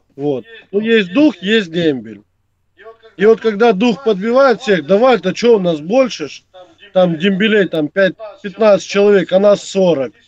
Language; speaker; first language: Russian; native; Russian